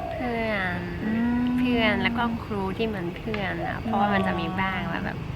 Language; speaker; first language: Thai; non-native, fluent; Dutch